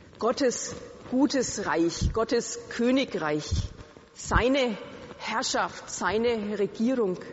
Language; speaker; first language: German; native; German